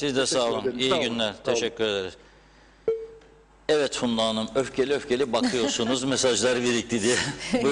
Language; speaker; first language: Turkish; native; Turkish